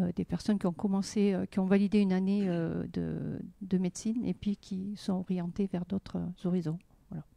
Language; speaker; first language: French; native; French